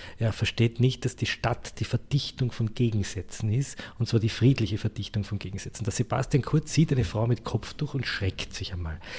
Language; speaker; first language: German; native; German